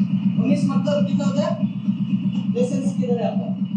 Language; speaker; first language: Hindi; non-native, local second language; Kannada